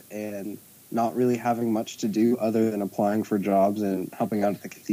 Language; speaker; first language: English; native; English